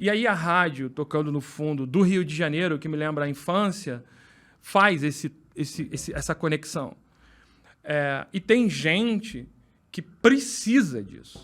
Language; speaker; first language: Portuguese; native; Portuguese